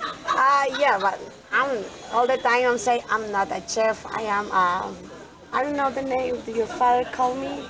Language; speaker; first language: English; non-native, learner; Spanish